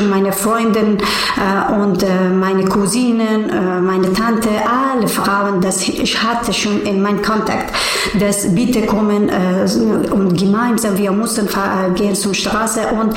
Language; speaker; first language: German; non-native, learner; Persian